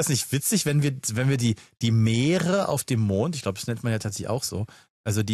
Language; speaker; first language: German; native; German